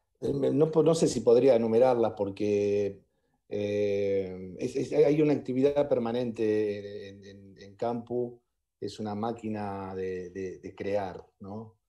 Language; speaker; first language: Spanish; native; Spanish